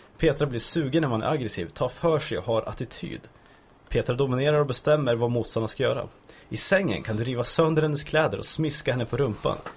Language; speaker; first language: Swedish; native; Swedish